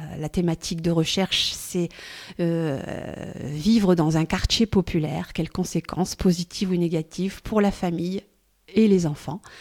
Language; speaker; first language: French; native; French